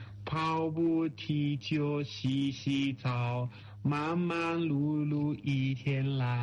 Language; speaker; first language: Chinese; non-native, learner; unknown